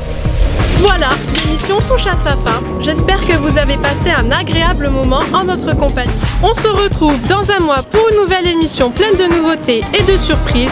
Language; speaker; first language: French; native; French